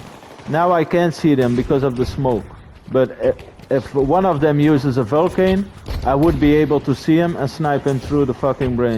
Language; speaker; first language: English; non-native, fluent; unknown